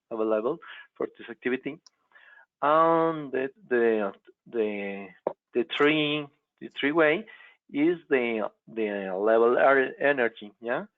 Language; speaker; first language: English; non-native, local second language; Spanish